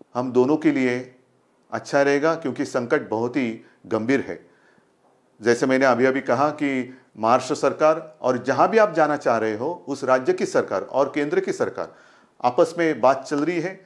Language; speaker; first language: Hindi; non-native, local second language; Marathi